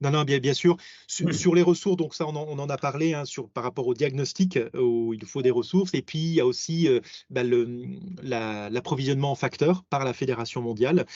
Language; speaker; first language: French; native; French